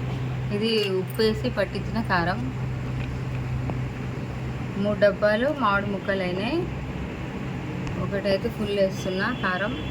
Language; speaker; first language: Telugu; native; Telugu